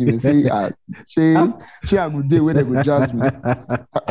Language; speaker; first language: English; non-native, local second language; Igbo